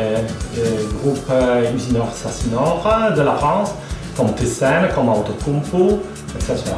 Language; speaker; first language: French; non-native, fluent; Polish